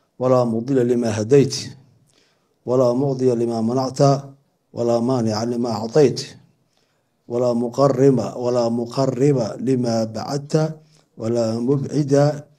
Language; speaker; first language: Arabic; non-native, local second language; Somali